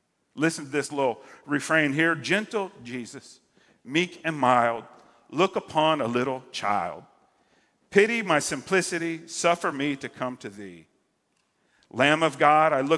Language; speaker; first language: English; native; English